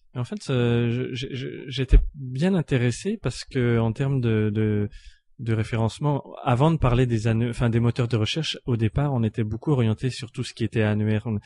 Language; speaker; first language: French; native; French